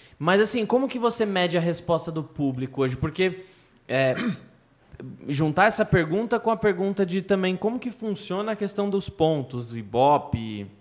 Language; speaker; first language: Portuguese; native; Portuguese